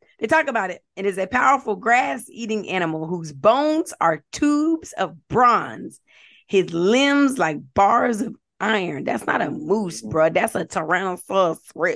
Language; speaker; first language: English; native; English